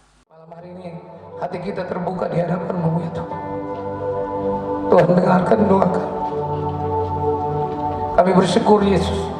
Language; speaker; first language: Indonesian; non-native, local second language; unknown